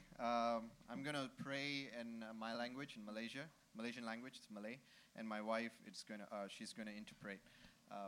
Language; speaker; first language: English; non-native, local second language; Malay